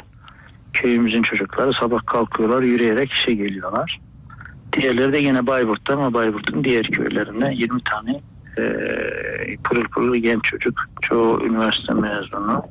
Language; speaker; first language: Turkish; native; Turkish